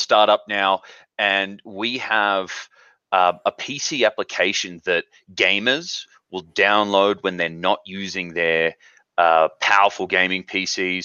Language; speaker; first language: English; native; English